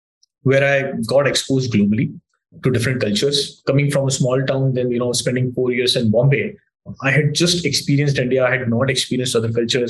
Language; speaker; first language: English; non-native, local second language; Hindi